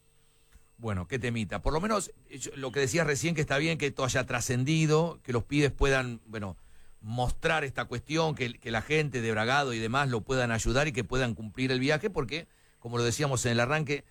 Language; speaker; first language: Spanish; native; Spanish